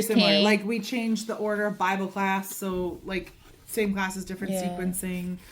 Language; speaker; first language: English; native; English